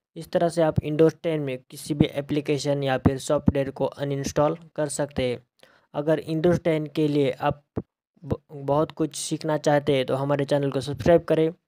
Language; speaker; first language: Hindi; non-native, local second language; Marathi